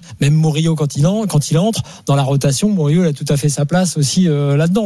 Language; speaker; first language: French; native; French